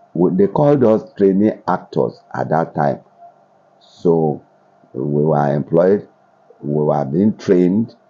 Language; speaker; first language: English; non-native, local second language; Yoruba